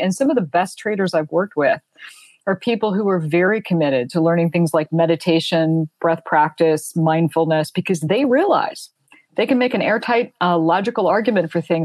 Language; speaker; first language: English; native; English